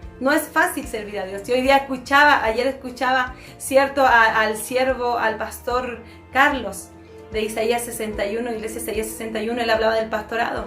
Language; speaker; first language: Spanish; native; Spanish